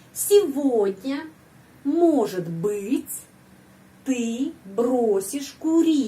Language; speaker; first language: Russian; non-native, fluent; Indonesian